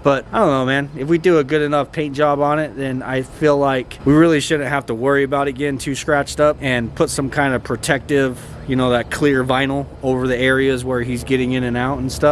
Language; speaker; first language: English; native; English